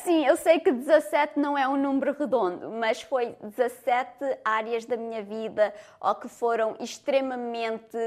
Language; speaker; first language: Portuguese; early bilingual, heritage; Portuguese